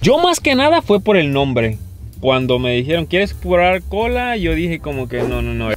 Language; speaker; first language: Spanish; native; Spanish